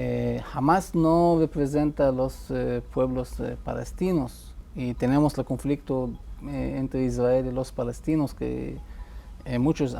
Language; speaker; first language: Spanish; non-native, fluent; Hebrew